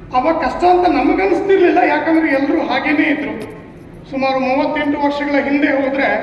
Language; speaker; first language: Kannada; native; Kannada